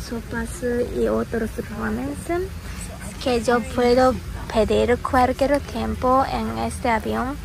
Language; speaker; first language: Spanish; non-native, learner; Japanese